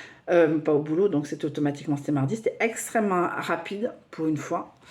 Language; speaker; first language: French; native; French